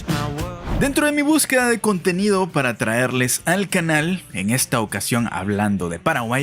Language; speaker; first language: Spanish; native; Spanish